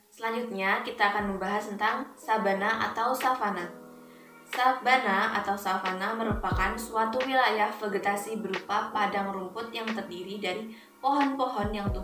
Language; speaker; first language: Indonesian; native; Indonesian